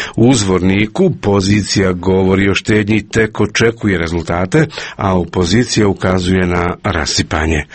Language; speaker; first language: Croatian; native; Croatian